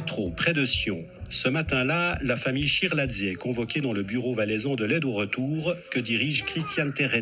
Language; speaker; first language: French; native; French